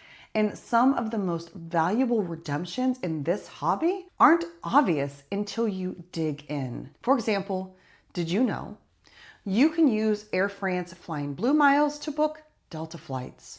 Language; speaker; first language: English; native; English